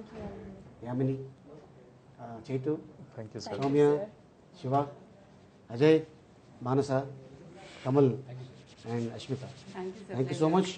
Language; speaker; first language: Telugu; native; Telugu